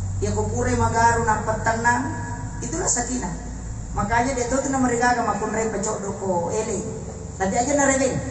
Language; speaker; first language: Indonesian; non-native, local second language; Buginese